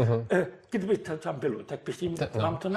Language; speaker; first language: Czech; non-native, fluent; German